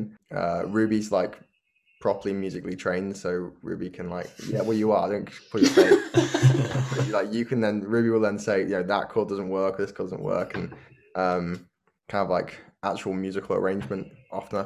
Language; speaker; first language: English; native; English